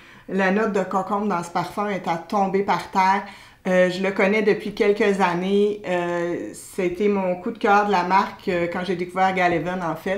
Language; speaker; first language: French; native; French